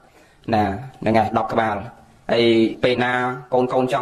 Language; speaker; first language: Khmer; native; Khmer